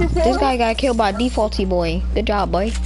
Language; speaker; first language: English; native; English